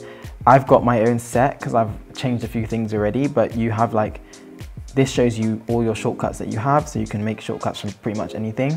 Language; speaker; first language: English; native; English